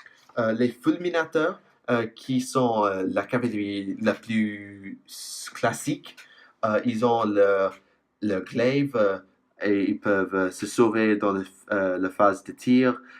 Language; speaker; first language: French; non-native, fluent; English